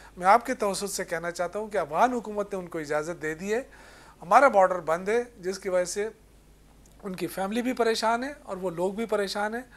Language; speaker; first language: Urdu; non-native, local second language; Pashto